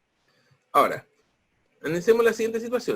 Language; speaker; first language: Spanish; native; Spanish